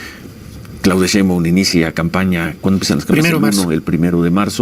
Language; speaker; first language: Spanish; native; Spanish